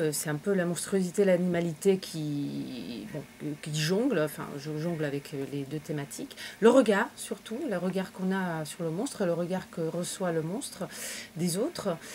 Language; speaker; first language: French; non-native, fluent; Spanish